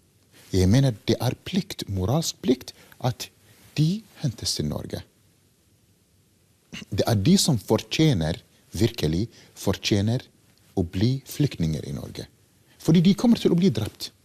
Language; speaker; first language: Norwegian; non-native, fluent; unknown